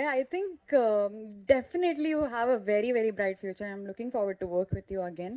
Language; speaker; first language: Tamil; non-native, learner; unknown